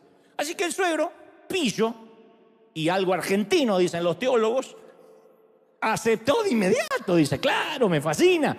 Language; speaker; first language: Spanish; native; Spanish